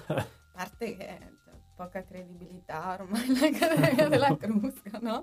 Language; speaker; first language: Italian; native; Italian